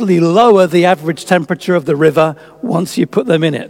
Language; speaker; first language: English; native; English